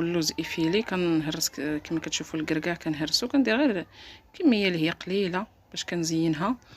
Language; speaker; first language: Arabic; native; Arabic